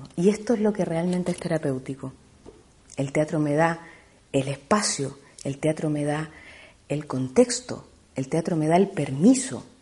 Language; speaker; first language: Spanish; native; Spanish